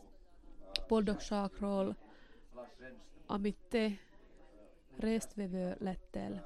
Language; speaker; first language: Hungarian; non-native, learner; Finnish